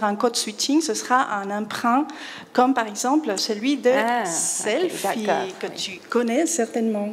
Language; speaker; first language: French; non-native, fluent; Spanish